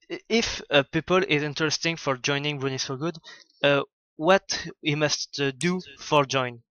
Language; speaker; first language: English; non-native, learner; French